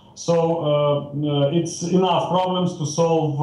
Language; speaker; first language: English; non-native, fluent; Ukrainian